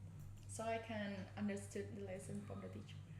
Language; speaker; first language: English; non-native, learner; Indonesian